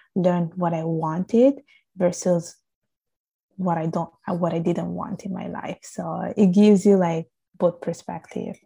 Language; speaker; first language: English; non-native, fluent; Italian